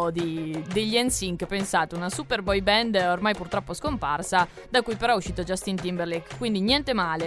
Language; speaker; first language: Italian; native; Italian